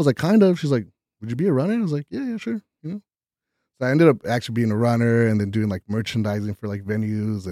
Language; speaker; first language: English; early bilingual, other home language; Spanish